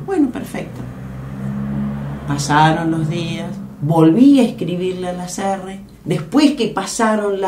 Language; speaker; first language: Spanish; native; Spanish